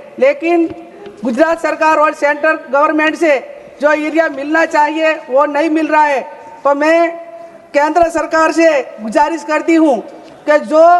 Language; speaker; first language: Hindi; non-native, local second language; Gujarati